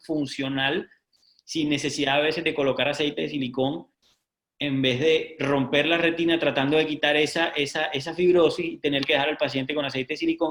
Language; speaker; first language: Spanish; native; Spanish